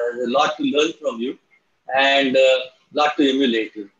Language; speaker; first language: English; non-native, local second language; Marathi